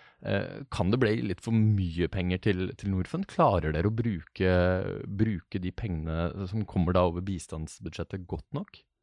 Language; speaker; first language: Norwegian; native; Norwegian